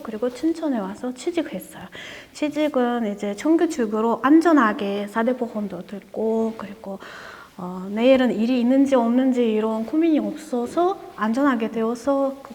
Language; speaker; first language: Korean; non-native, learner; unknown